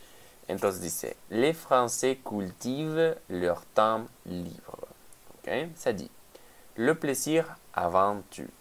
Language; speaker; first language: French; non-native, fluent; Spanish